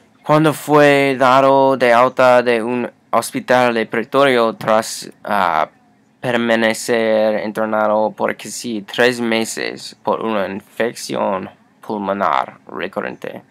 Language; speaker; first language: Spanish; non-native, learner; English